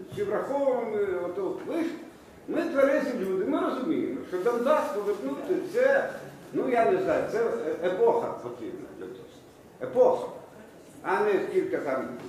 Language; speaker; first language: Ukrainian; non-native, local second language; Russian